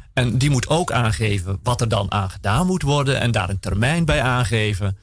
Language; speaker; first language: Dutch; native; Dutch